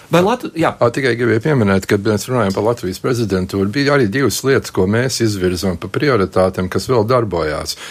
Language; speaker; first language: Latvian; native; Latvian